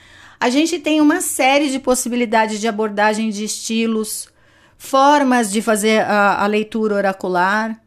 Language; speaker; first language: Portuguese; native; Portuguese